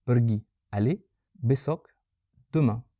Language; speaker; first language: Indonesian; non-native, fluent; French